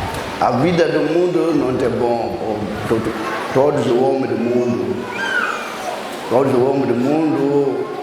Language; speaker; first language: Portuguese; non-native, learner; Lingala